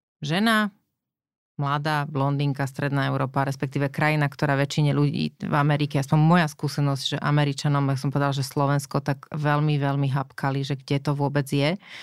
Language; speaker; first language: Slovak; native; Slovak